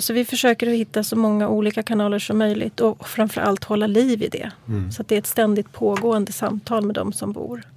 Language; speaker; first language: Swedish; native; Swedish